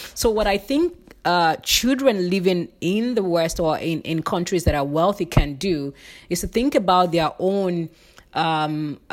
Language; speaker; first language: English; non-native, local second language; Yoruba